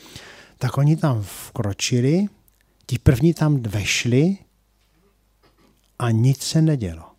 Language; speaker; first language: Czech; native; Czech